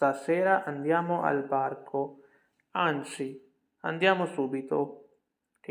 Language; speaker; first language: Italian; non-native, fluent; Urdu